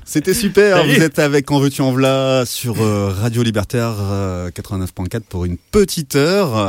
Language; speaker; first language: French; native; French